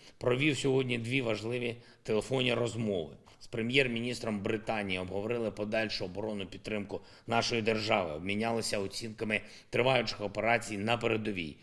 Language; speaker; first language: Ukrainian; non-native, local second language; Russian